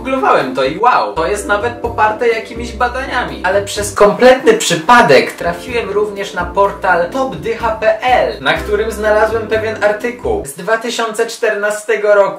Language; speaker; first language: Polish; native; Polish